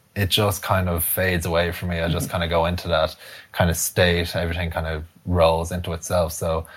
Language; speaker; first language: English; native; English